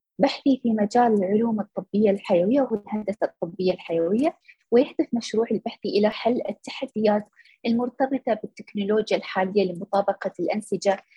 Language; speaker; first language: Arabic; native; Arabic